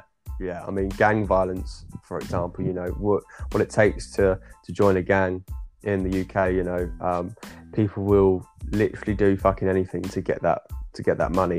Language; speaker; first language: English; native; English